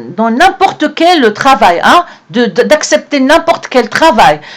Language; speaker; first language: French; non-native, local second language; Arabic